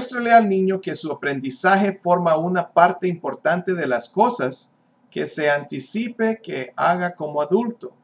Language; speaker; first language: Spanish; non-native, fluent; English